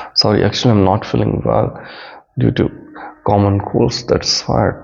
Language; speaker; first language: English; non-native, local second language; Hindi